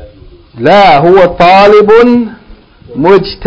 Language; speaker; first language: Arabic; non-native, fluent; English